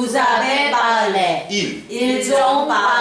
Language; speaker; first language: French; non-native, learner; Korean